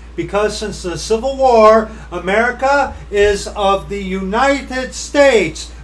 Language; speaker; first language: English; native; English